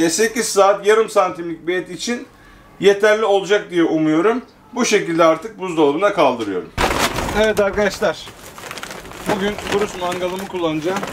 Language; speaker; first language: Turkish; native; Turkish